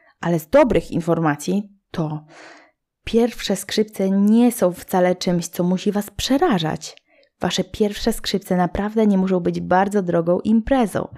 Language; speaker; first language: Polish; native; Polish